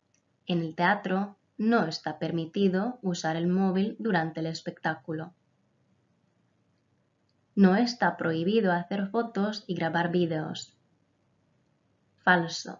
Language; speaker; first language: Spanish; non-native, fluent; Croatian